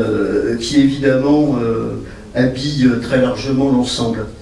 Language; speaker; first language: French; native; French